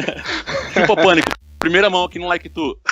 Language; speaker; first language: Portuguese; native; Portuguese